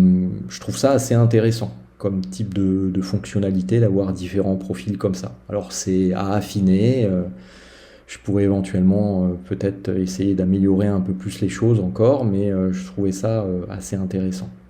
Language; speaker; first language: French; native; French